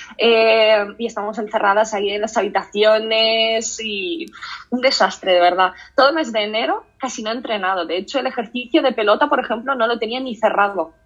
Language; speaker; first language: Spanish; early bilingual, other home language; Russian